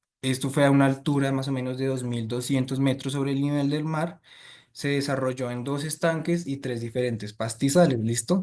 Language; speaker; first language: Spanish; native; Spanish